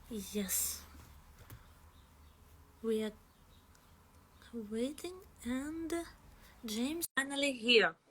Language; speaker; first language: English; non-native, fluent; Russian